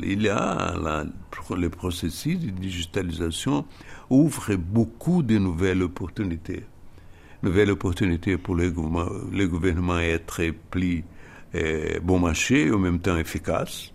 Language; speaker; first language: French; non-native, fluent; Portuguese